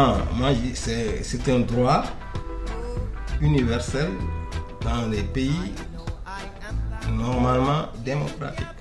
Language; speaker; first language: French; non-native, local second language; Wolof